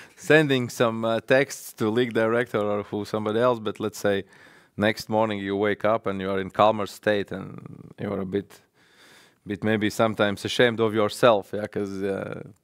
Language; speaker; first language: English; non-native, fluent; Latvian